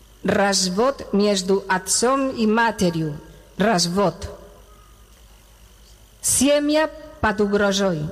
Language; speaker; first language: Russian; non-native, learner; Spanish